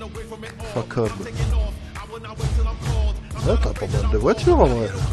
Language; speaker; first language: French; native; French